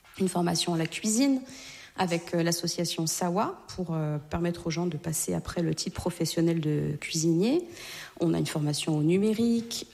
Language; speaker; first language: French; native; French